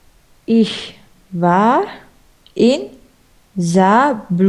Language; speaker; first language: German; non-native, learner; Spanish